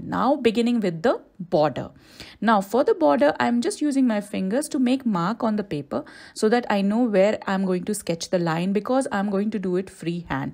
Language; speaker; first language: English; non-native, local second language; Hindi